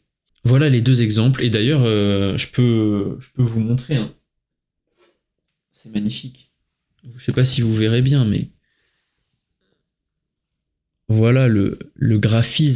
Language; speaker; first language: French; native; French